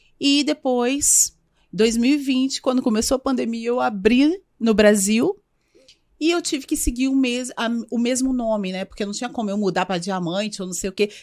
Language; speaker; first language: Portuguese; native; Portuguese